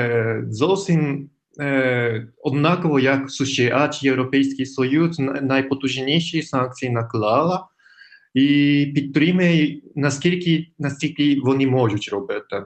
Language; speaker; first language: Ukrainian; non-native, fluent; Japanese